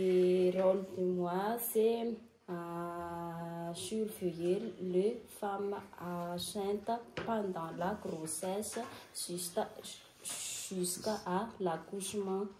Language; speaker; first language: French; non-native, local second language; Malagasy